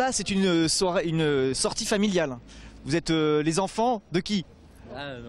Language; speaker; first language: French; native; French